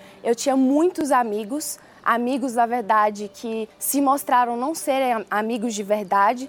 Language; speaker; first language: Portuguese; early bilingual, other home language; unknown